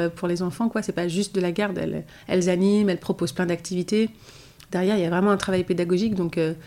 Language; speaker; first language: French; native; French